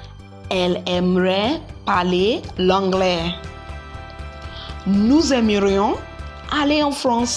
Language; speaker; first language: French; non-native, learner; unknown